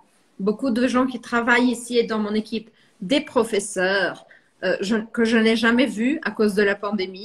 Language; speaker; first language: French; non-native, fluent; Portuguese